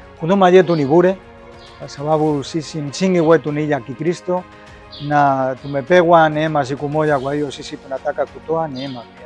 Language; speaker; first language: Swahili; non-native, fluent; Spanish